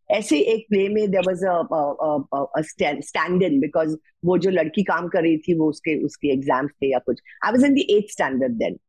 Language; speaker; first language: Hindi; non-native, local second language; Marathi